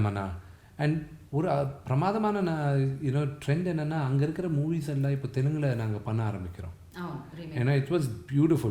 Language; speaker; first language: Tamil; non-native, local second language; Telugu